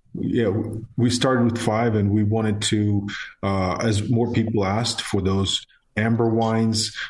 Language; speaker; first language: English; non-native, fluent; Georgian